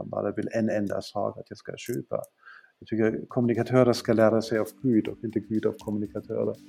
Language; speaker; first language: Swedish; non-native, fluent; German